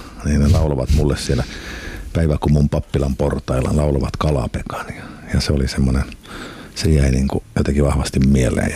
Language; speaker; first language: Finnish; native; Finnish